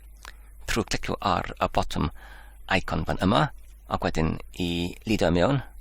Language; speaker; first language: Welsh; non-native, learner; English